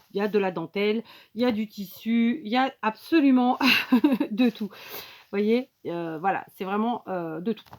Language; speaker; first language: French; native; French